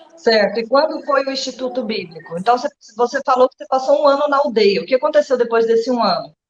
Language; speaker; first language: Portuguese; native; Portuguese